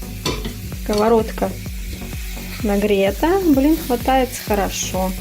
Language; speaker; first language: Russian; native; Russian